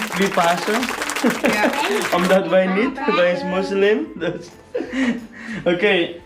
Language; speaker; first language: Dutch; non-native, learner; Indonesian